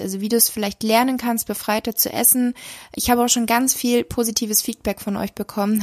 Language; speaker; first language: German; native; German